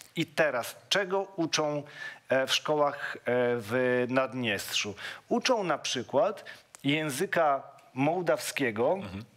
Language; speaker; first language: Polish; native; Polish